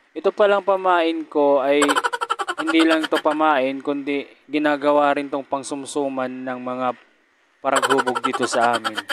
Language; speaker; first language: Filipino; non-native, local second language; Waray